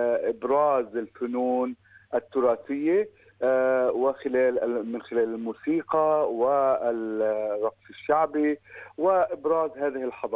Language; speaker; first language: Arabic; native; Arabic